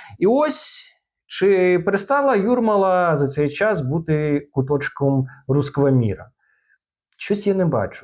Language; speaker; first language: Ukrainian; non-native, local second language; Russian